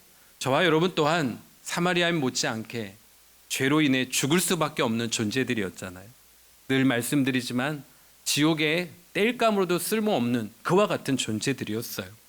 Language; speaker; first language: Korean; native; Korean